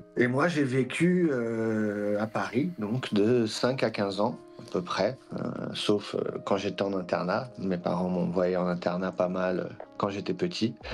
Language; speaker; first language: French; early bilingual, other home language; Portuguese